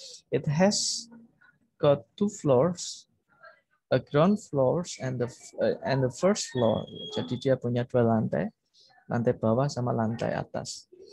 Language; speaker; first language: English; non-native, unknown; Indonesian